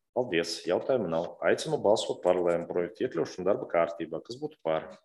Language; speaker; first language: Latvian; non-native, local second language; Russian